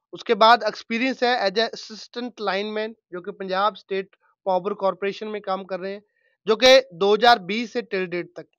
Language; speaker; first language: Hindi; non-native, local second language; Punjabi